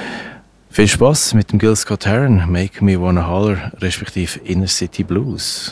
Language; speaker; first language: German; native; German